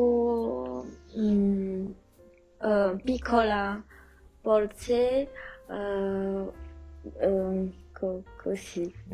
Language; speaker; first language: Italian; non-native, learner; Chinese